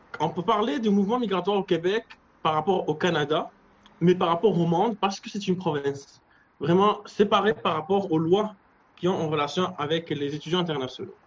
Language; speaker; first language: French; non-native, local second language; Arabic